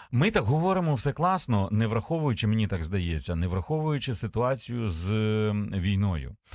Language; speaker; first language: Ukrainian; native; Ukrainian